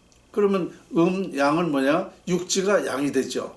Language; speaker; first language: Korean; native; Korean